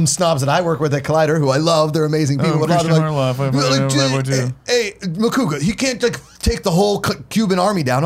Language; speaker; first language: English; native; English